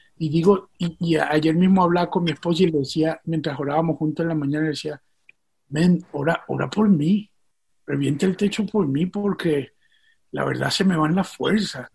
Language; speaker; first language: Spanish; native; Spanish